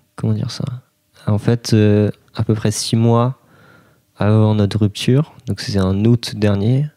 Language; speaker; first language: French; native; French